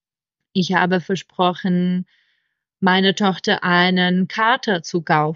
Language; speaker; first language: German; non-native, fluent; Czech